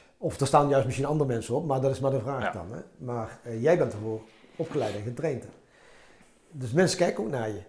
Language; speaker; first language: Dutch; early bilingual, other home language; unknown